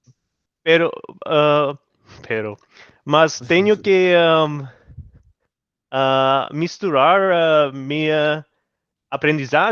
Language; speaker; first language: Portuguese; non-native, learner; English